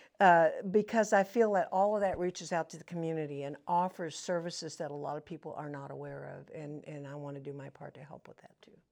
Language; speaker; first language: English; native; English